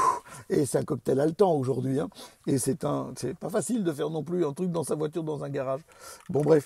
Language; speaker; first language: French; native; French